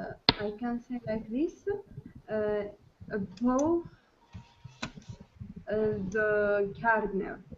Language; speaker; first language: English; non-native, learner; Arabic